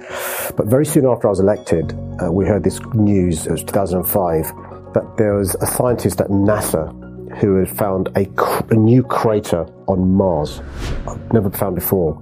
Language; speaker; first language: English; native; English